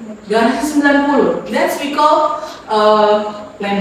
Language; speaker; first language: English; non-native, fluent; Indonesian